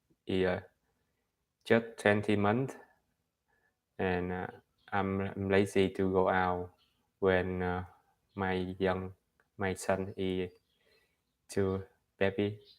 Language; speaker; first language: English; non-native, learner; Vietnamese